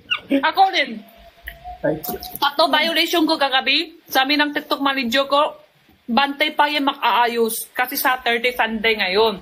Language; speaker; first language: Filipino; non-native, learner; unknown